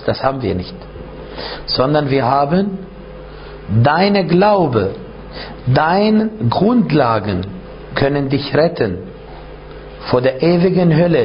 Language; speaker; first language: German; non-native, fluent; Arabic